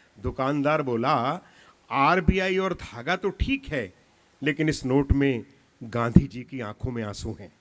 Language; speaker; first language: Hindi; non-native, local second language; Punjabi